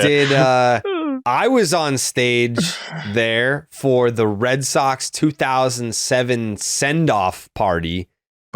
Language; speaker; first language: English; native; English